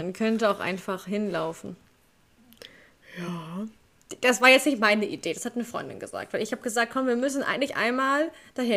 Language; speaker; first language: German; native; German